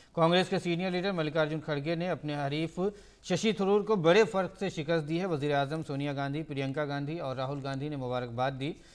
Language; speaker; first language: Urdu; native; Urdu